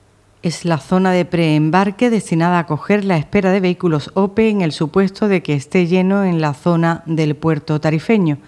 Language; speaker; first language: Spanish; native; Spanish